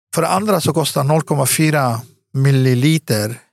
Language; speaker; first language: Swedish; early bilingual, other home language; Arabic